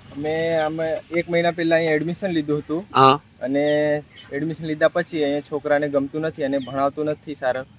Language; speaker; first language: Gujarati; non-native, local second language; Bhili